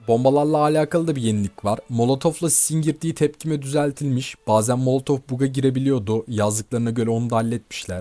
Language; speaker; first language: Turkish; native; Turkish